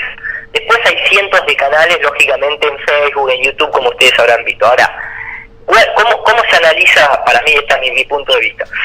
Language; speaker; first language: Spanish; native; Spanish